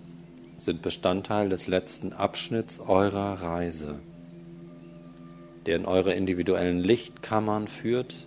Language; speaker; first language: German; native; German